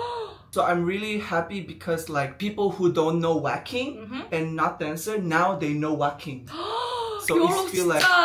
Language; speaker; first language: English; non-native, fluent; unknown